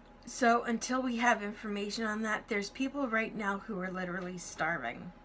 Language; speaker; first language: English; native; English